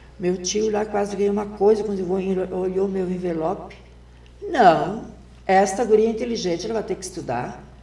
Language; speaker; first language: Portuguese; non-native, local second language; German